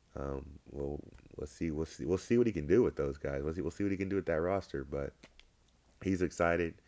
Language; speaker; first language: English; native; English